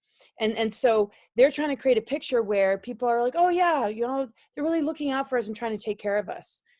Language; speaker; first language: English; native; English